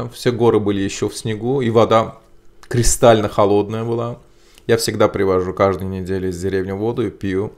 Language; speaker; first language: Russian; non-native, local second language; Azerbaijani